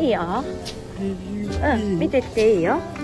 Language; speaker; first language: Japanese; native; Japanese